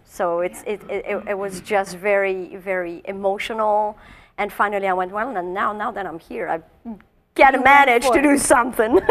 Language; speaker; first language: English; non-native, fluent; French